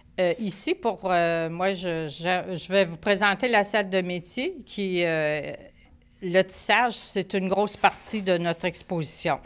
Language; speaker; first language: French; native; French